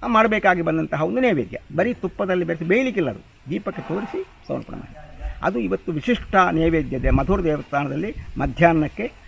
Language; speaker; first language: Kannada; non-native, local second language; Malayalam